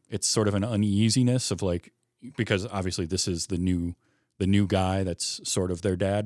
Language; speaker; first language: English; native; English